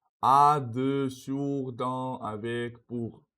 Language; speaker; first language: French; non-native, learner; Russian